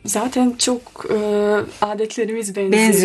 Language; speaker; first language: Turkish; non-native, learner; Bosnian